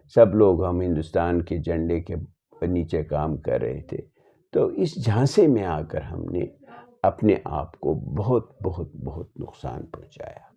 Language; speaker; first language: Urdu; non-native, local second language; Kashmiri